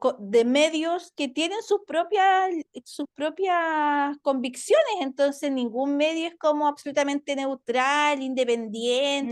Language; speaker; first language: Spanish; native; Spanish